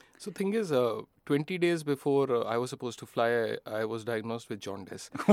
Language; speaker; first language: English; non-native, local second language; Hindi